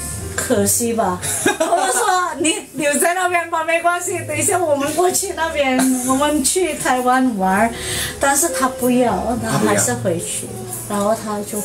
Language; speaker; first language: Chinese; non-native, fluent; Indonesian